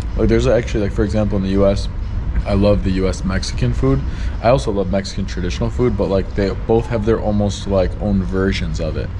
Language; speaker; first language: English; native; English